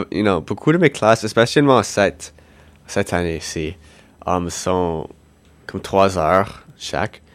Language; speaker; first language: French; non-native, local second language; English